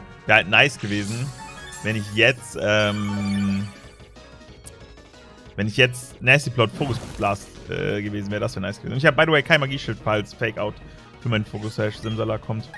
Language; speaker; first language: German; native; German